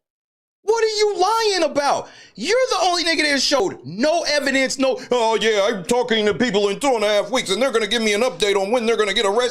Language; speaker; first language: English; native; English